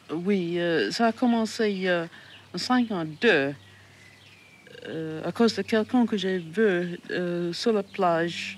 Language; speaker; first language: French; non-native, fluent; English